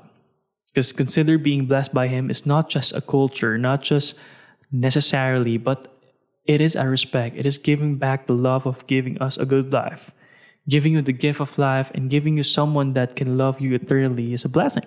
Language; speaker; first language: English; non-native, local second language; Filipino